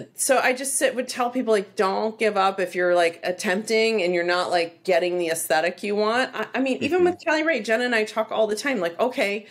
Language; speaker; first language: English; native; English